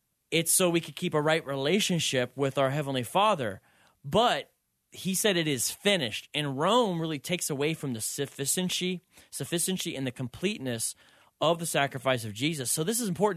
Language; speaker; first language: English; native; English